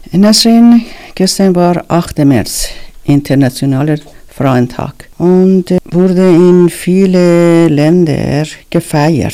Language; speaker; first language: German; non-native, learner; Persian